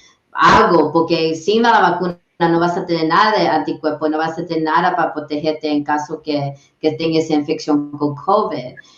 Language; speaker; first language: Spanish; early bilingual, heritage; English